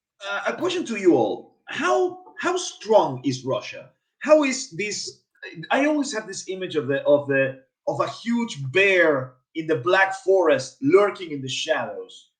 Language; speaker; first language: English; non-native, fluent; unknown